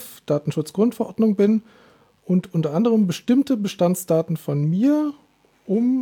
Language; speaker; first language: German; native; German